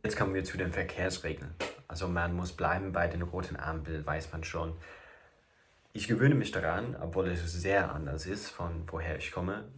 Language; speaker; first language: German; non-native, fluent; English